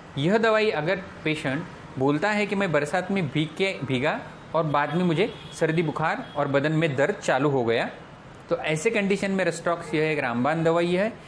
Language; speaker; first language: Hindi; non-native, local second language; Marathi